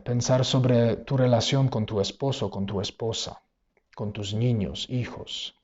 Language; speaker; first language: Spanish; non-native, fluent; Polish